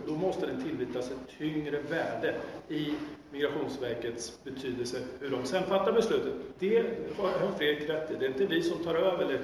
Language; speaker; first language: Swedish; native; Swedish